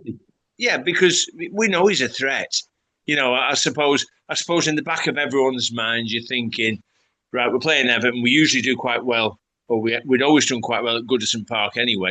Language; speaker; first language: English; native; English